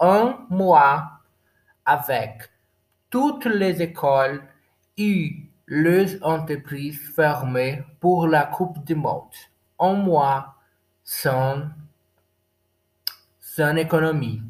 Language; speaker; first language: French; non-native, learner; Portuguese